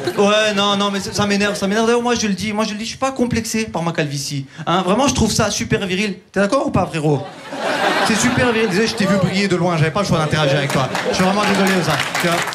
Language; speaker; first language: French; early bilingual, other home language; Turkish